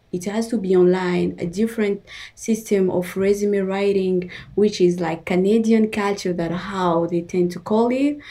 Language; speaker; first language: English; non-native, fluent; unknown